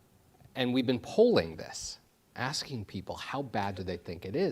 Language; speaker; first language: English; native; English